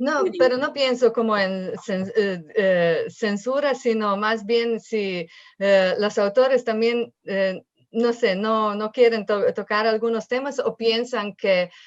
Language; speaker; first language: Spanish; non-native, fluent; Slovenian